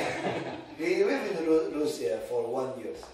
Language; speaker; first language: English; non-native, learner; Indonesian